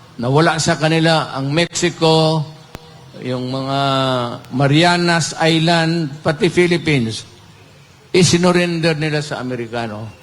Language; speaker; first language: Filipino; non-native, local second language; Cebuano